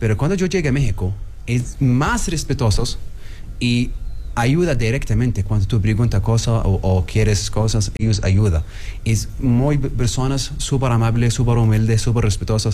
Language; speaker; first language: Spanish; non-native, learner; Arabic